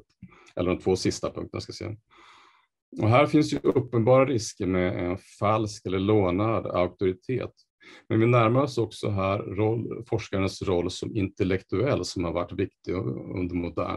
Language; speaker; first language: Swedish; native; Swedish